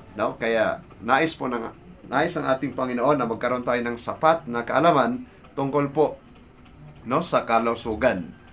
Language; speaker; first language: Filipino; non-native, local second language; Cebuano